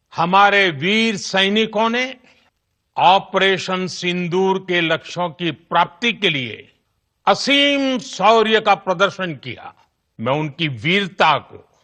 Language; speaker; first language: Hindi; non-native, local second language; Gujarati